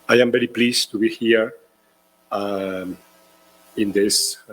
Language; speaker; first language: English; non-native, fluent; Spanish